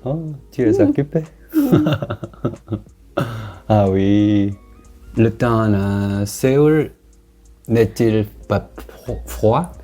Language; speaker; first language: French; non-native, learner; Korean